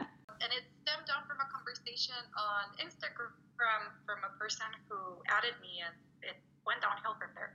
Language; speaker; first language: English; non-native, fluent; Spanish